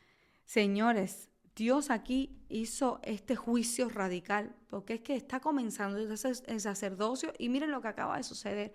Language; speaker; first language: Spanish; native; Spanish